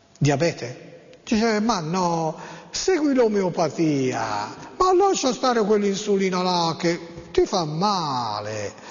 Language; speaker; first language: Italian; native; Italian